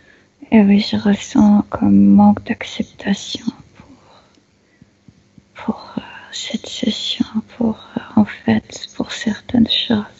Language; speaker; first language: French; non-native, fluent; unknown